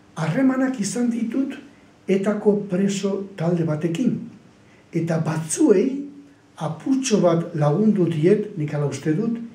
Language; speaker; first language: Basque; native; Basque